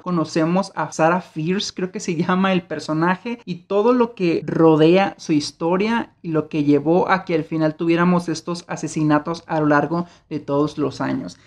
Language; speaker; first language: Spanish; native; Spanish